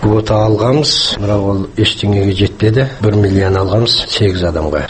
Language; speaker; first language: Kazakh; early bilingual, heritage; Kazakh